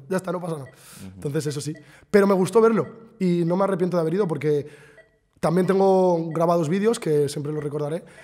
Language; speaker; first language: Spanish; early bilingual, other home language; Arabic